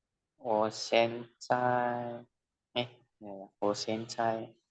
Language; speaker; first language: Chinese; non-native, learner; Indonesian